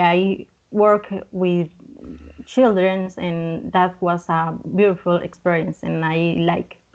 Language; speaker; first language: English; non-native, learner; Spanish